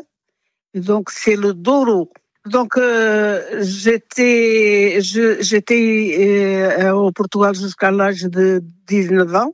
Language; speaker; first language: French; non-native, fluent; Portuguese